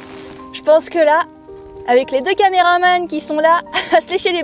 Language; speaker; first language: French; native; French